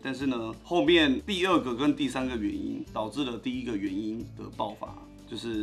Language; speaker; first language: Chinese; native; Chinese